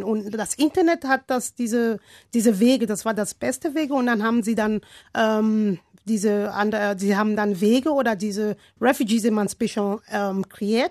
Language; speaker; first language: German; non-native, learner; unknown